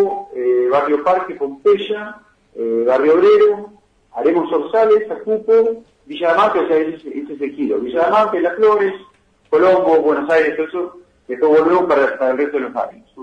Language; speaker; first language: Spanish; native; Spanish